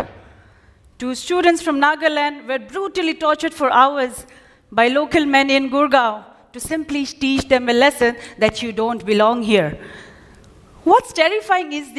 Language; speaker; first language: English; non-native, local second language; Nyishi